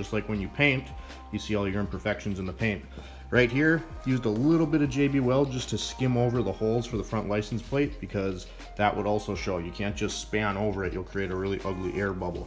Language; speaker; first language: English; native; English